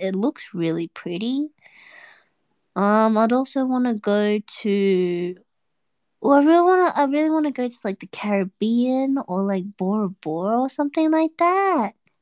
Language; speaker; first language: English; native; English